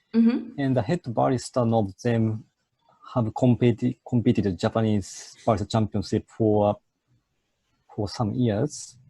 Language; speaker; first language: English; non-native, fluent; Japanese